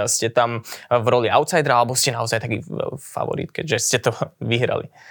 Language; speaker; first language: Slovak; native; Slovak